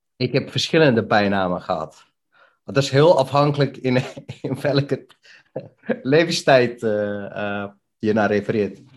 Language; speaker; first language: Dutch; early bilingual, other home language; Bosnian